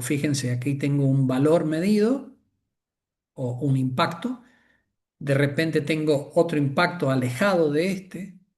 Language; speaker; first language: Spanish; native; Spanish